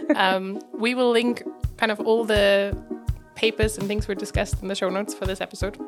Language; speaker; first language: English; non-native, fluent; German